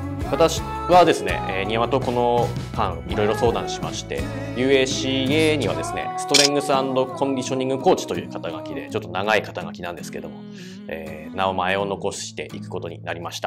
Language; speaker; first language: Japanese; native; Japanese